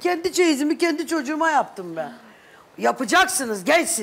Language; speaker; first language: Turkish; native; Turkish